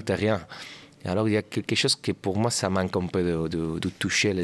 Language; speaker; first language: French; non-native, learner; Catalan